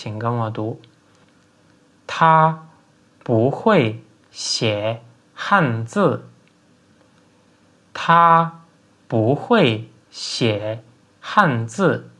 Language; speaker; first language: Chinese; non-native, fluent; Turkmen